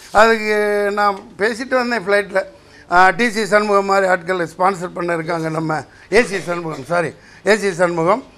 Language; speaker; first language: Tamil; native; Tamil